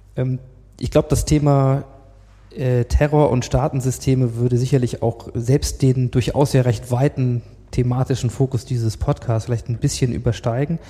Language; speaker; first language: German; native; German